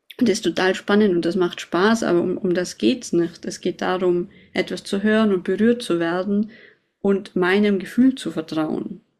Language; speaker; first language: German; native; German